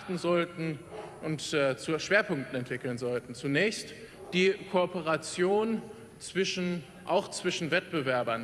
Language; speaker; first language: German; native; German